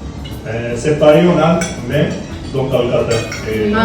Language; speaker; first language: French; non-native, learner; Hindi